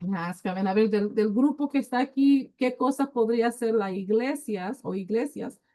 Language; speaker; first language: Spanish; early bilingual, heritage; Spanish